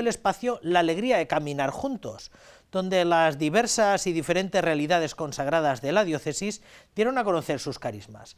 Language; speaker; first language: Spanish; native; Spanish